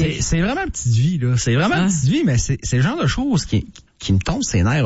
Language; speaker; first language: French; native; French